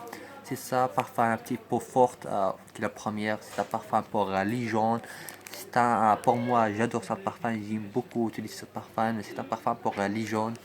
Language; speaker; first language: French; non-native, learner; Arabic